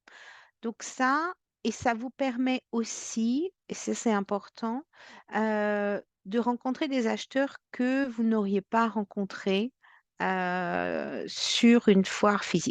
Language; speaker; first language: French; native; French